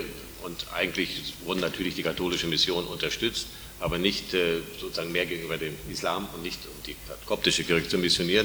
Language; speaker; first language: German; native; German